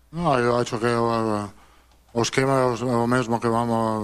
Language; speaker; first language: Portuguese; non-native, fluent; Italian